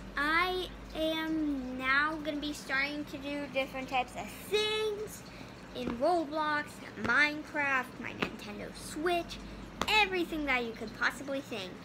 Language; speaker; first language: English; native; English